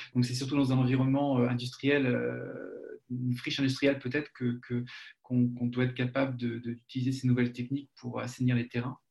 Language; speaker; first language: French; native; French